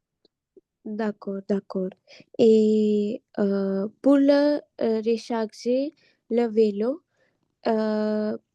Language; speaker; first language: French; non-native, learner; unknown